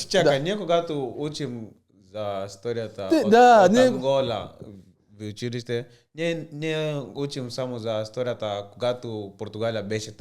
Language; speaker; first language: Bulgarian; non-native, learner; Portuguese